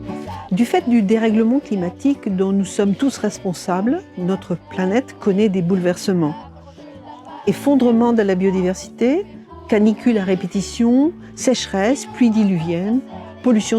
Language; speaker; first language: French; native; French